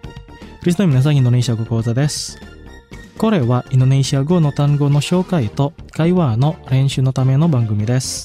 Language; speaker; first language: Japanese; non-native, fluent; Indonesian